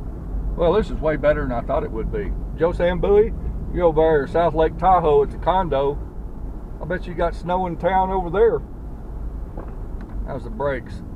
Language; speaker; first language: English; native; English